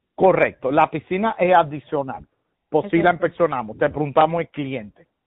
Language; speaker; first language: Spanish; early bilingual, heritage; Spanish